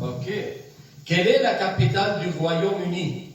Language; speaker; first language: French; non-native, local second language; Arabic